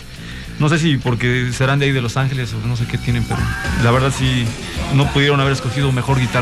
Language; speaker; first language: Spanish; native; Spanish